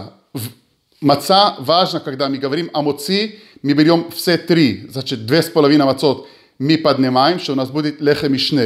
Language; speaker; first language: Russian; early bilingual, heritage; Hebrew